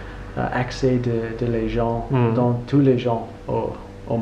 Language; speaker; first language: French; non-native, learner; English